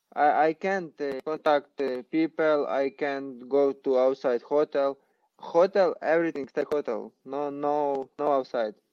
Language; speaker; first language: English; non-native, learner; Ukrainian